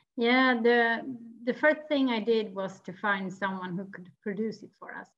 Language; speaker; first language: English; non-native, fluent; Swedish